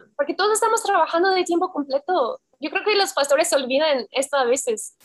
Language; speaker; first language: Spanish; non-native, fluent; English